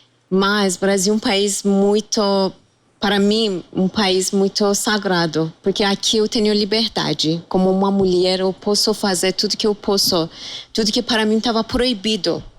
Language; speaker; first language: Portuguese; non-native, fluent; Persian